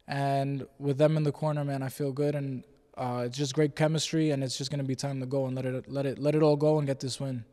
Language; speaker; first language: English; native; English